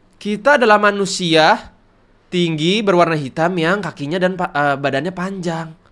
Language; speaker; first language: Indonesian; native; Indonesian